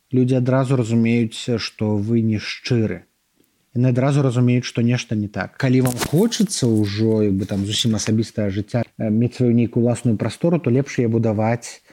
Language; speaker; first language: Belarusian; native; Belarusian